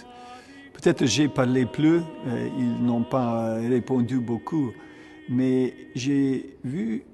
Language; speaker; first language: French; non-native, fluent; Ukrainian